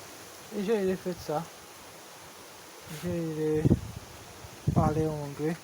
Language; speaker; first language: French; non-native, learner; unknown